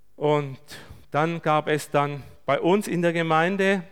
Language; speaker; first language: German; non-native, fluent; Turkish